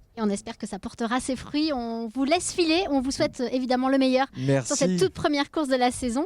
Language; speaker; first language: French; native; French